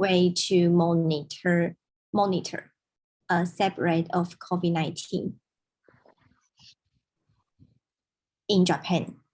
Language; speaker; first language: English; non-native, learner; Chinese